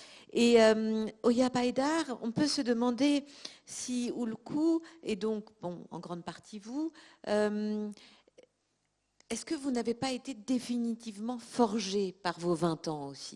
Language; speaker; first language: French; native; French